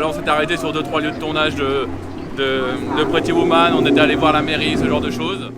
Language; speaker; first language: French; native; French